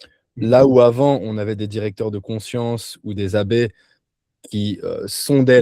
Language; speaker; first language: French; native; French